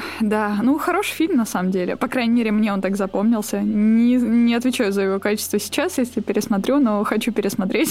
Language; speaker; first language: Russian; native; Russian